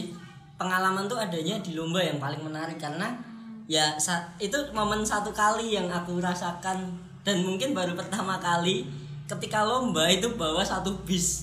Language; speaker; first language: Indonesian; native; Indonesian